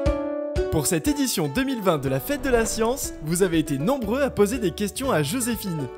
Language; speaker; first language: French; native; French